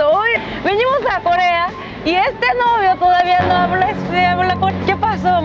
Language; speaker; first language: Spanish; native; Spanish